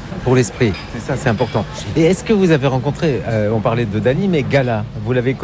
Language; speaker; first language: French; native; French